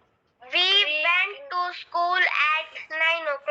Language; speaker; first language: English; non-native, learner; Hindi